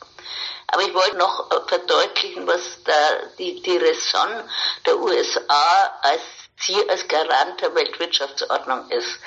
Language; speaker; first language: German; native; German